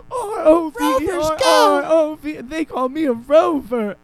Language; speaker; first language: English; native; English